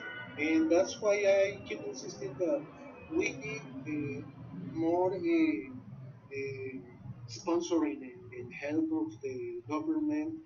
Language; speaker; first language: English; non-native, learner; Spanish